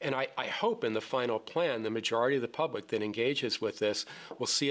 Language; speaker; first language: English; native; English